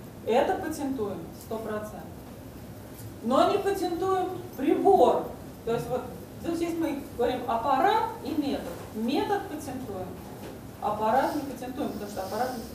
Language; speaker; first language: Russian; native; Russian